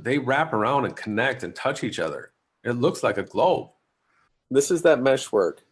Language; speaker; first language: English; native; English